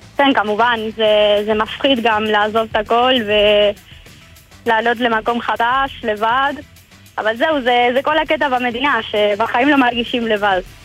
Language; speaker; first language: Hebrew; non-native, learner; Spanish